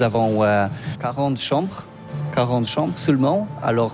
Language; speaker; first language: French; non-native, learner; Polish